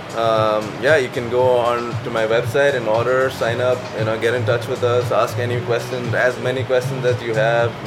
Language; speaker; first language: English; non-native, local second language; Malayalam